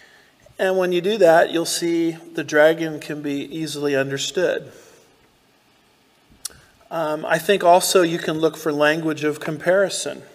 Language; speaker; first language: English; native; English